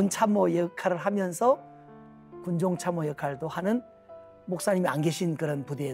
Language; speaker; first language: Korean; native; Korean